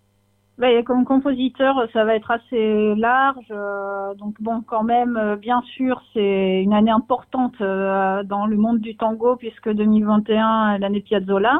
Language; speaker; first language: French; native; French